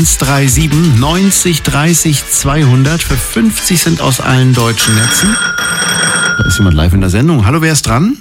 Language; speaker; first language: German; native; German